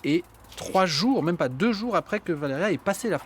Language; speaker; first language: French; native; French